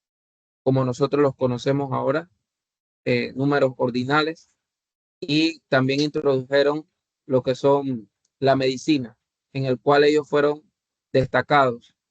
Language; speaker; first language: Spanish; native; Spanish